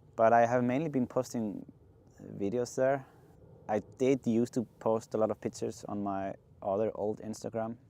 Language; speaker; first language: English; non-native, fluent; Icelandic